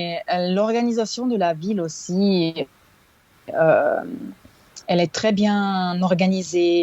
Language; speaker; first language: French; non-native, fluent; Serbian